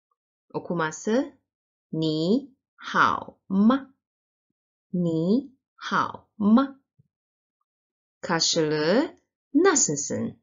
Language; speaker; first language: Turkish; non-native, learner; Chinese